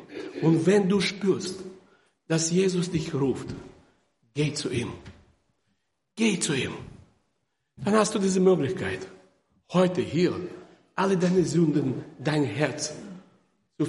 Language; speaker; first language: German; non-native, fluent; Russian